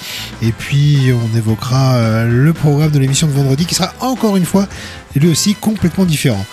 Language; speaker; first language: French; native; French